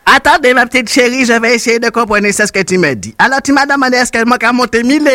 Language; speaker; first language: French; native; French